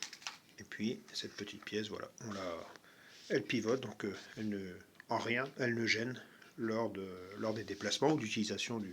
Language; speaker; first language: French; native; French